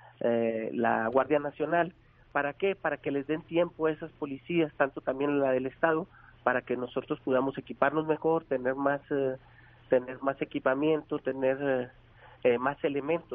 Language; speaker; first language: Spanish; native; Spanish